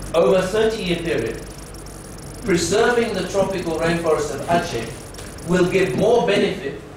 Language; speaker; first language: English; native; English